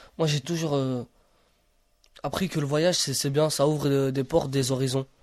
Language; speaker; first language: French; early bilingual, other home language; Romany